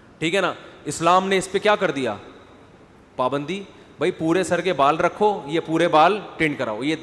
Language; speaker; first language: Urdu; native; Urdu